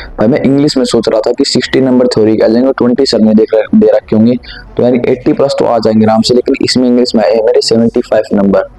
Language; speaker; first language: Hindi; native; Hindi